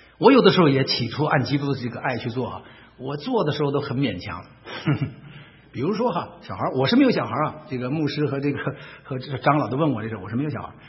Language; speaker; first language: Chinese; native; Chinese